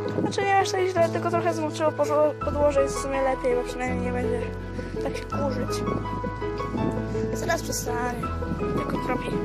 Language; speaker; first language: Polish; native; Polish